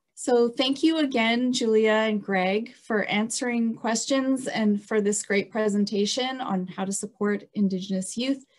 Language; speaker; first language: English; native; English